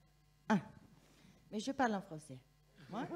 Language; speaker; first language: French; non-native, fluent; Italian